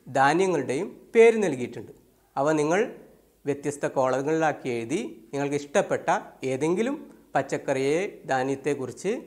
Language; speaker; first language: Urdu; non-native, local second language; Malayalam